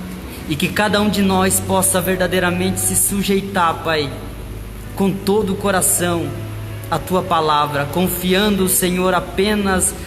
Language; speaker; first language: Portuguese; native; Portuguese